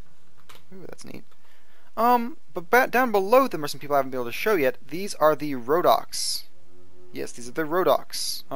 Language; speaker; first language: English; native; English